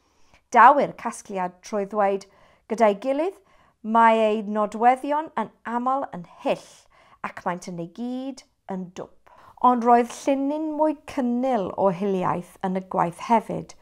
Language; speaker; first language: Welsh; non-native, fluent; English